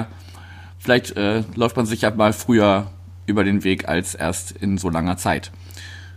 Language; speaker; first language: German; native; German